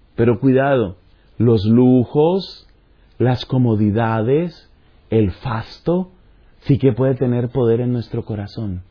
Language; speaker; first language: Spanish; native; Spanish